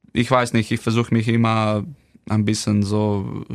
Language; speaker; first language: German; non-native, fluent; Slovenian